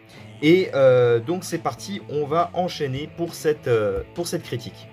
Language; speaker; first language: French; native; French